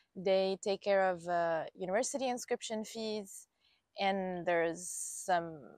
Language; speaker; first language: English; non-native, fluent; Italian